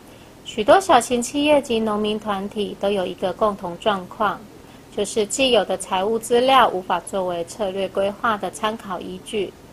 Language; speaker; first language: Chinese; native; Chinese